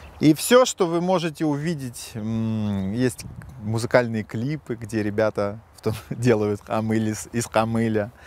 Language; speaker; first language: Russian; native; Russian